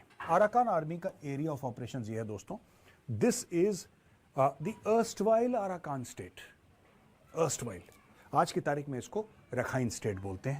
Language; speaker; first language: Hindi; native; Hindi